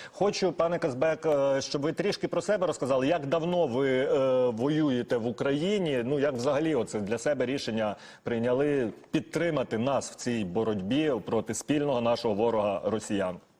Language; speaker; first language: Ukrainian; native; Ukrainian